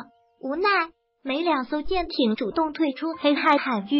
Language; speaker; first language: Chinese; native; Chinese